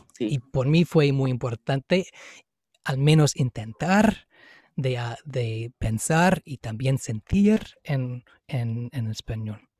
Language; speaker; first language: Spanish; non-native, fluent; English